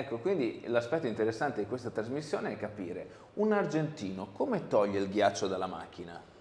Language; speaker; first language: Italian; native; Italian